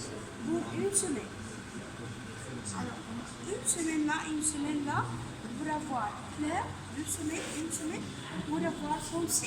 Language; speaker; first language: French; non-native, learner; Arabic